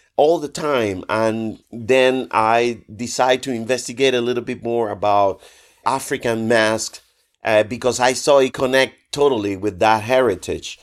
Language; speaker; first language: English; non-native, fluent; Spanish